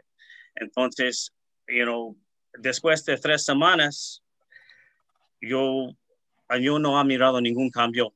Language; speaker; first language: Spanish; early bilingual, heritage; Spanish